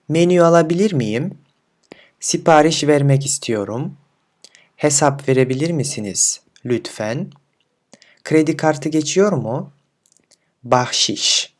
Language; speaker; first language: Turkish; non-native, fluent; Kyrgyz